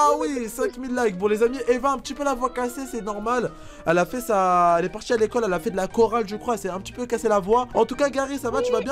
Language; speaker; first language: French; native; French